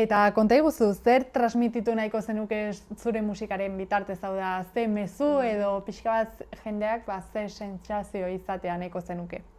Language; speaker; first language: Basque; native; Basque